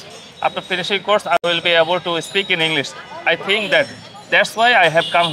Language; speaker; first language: English; non-native, learner; Bangla